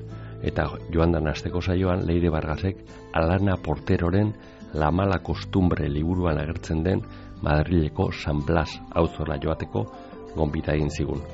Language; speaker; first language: Basque; native; Basque